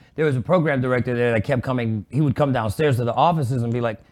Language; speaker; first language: English; native; English